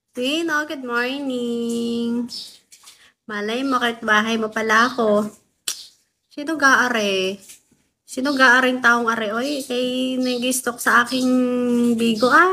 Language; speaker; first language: Filipino; non-native, local second language; Waray